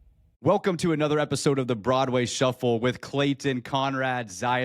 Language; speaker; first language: English; native; English